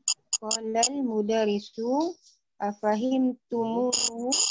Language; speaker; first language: Arabic; non-native, learner; Malay